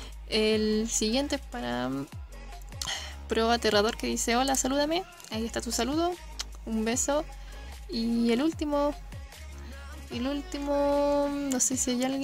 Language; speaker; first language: Spanish; native; Spanish